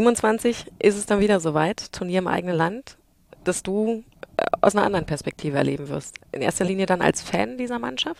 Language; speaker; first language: German; native; German